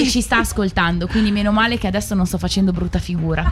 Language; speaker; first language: Italian; native; Italian